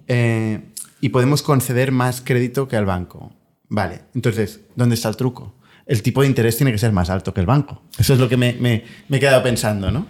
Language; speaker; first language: Spanish; non-native, local second language; Catalan